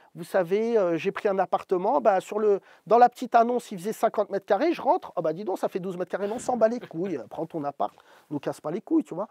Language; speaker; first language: French; native; French